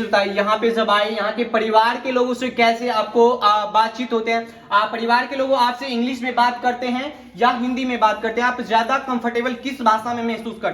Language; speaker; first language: Hindi; native; Hindi